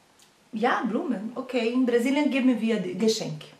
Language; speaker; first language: German; non-native, learner; Portuguese